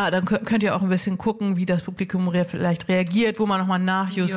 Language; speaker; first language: German; native; German